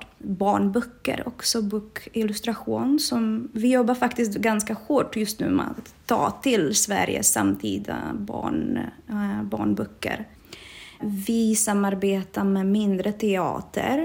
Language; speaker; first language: Swedish; non-native, fluent; Czech